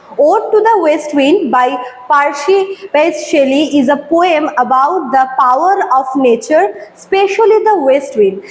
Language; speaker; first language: English; non-native, local second language; Bangla